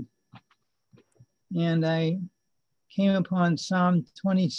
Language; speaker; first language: English; native; English